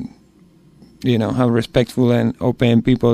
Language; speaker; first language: English; non-native, fluent; Spanish